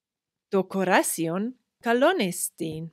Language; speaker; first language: Greek; non-native, fluent; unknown